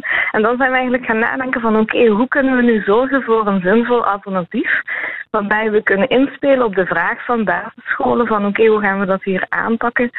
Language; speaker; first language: Dutch; native; Dutch